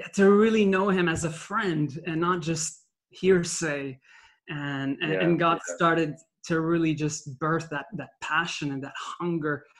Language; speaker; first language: English; non-native, fluent; French